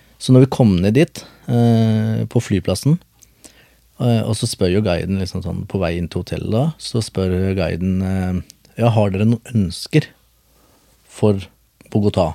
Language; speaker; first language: Norwegian; early bilingual, other home language; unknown